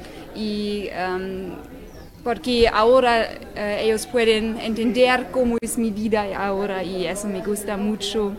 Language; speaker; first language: Spanish; non-native, learner; German